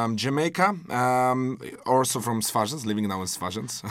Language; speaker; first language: English; non-native, fluent; Polish